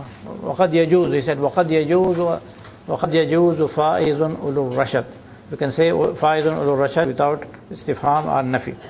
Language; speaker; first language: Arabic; non-native, fluent; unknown